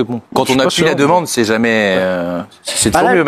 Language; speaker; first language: French; native; French